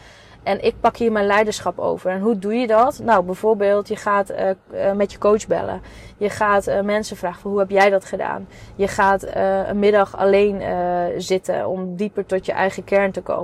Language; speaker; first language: Dutch; native; Dutch